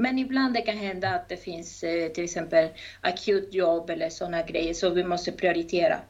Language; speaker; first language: Swedish; non-native, fluent; Spanish